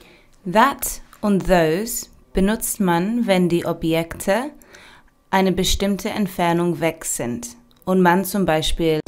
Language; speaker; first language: German; non-native, fluent; English